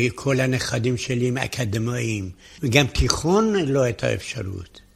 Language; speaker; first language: Hebrew; non-native, fluent; Persian